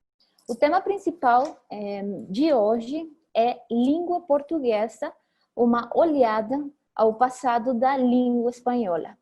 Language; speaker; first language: Portuguese; non-native, fluent; Spanish